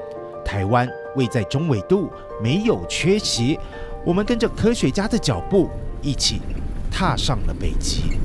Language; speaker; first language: Chinese; native; Chinese